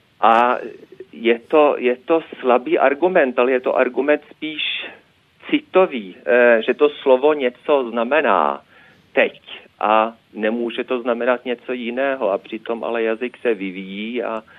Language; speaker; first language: Czech; non-native, fluent; Norwegian